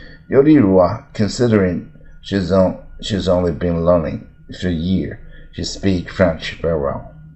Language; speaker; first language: English; non-native, fluent; Chinese